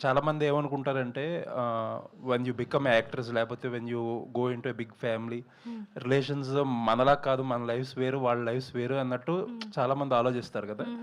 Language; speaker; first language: Telugu; native; Telugu